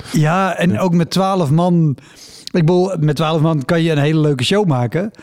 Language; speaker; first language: Dutch; native; Dutch